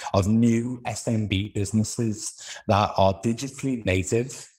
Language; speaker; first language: English; native; English